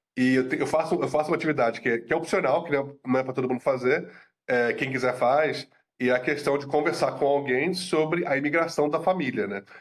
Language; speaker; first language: Portuguese; native; Portuguese